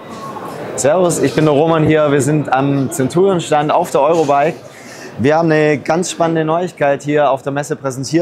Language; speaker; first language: German; native; German